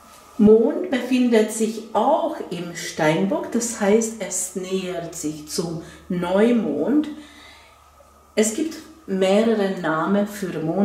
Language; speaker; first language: German; non-native, fluent; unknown